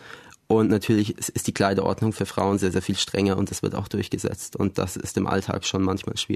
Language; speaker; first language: German; native; German